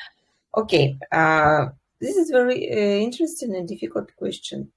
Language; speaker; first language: English; non-native, fluent; Russian